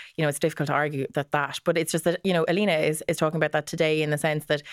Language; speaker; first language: English; native; English